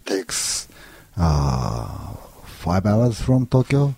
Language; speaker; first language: English; non-native, learner; Japanese